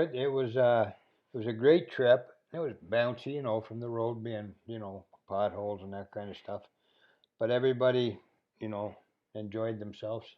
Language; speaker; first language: English; native; English